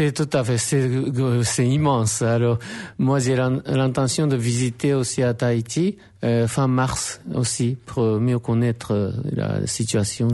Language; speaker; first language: French; non-native, fluent; Japanese